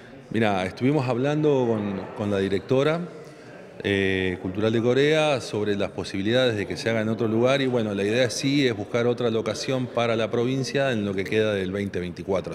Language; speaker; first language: Spanish; native; Spanish